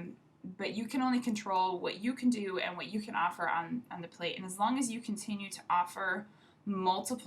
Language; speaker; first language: English; native; English